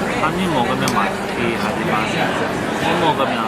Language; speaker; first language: Korean; non-native, learner; English